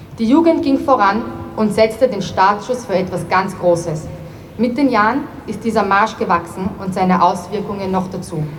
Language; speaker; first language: German; native; German